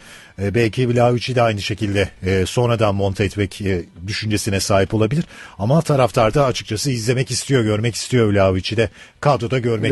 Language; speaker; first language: Turkish; native; Turkish